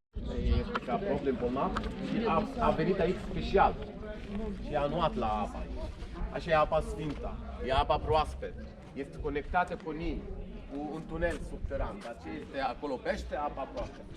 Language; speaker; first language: Romanian; non-native, learner; Arabic